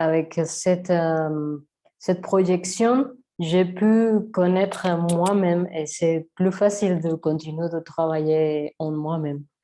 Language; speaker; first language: French; non-native, learner; Spanish